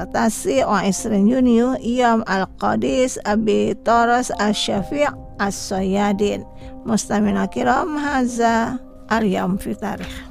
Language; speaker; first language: Arabic; non-native, learner; Indonesian